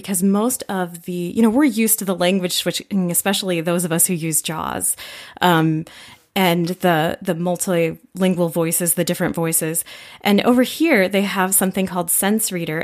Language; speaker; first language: English; native; English